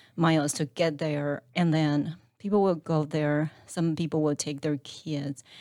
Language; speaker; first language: English; non-native, fluent; Chinese